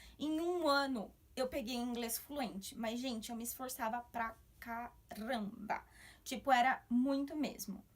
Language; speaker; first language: Portuguese; native; Portuguese